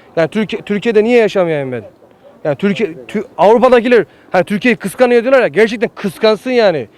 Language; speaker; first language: Turkish; native; Turkish